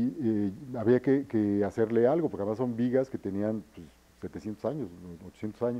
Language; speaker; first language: Spanish; native; Spanish